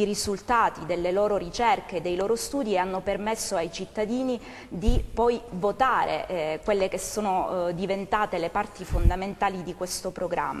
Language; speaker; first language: Italian; native; Italian